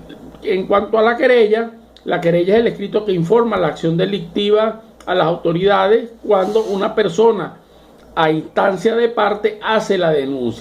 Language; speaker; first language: Spanish; native; Spanish